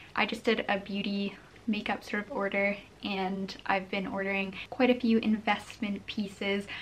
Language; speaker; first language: English; native; English